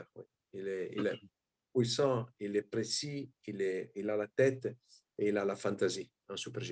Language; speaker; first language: French; non-native, fluent; Italian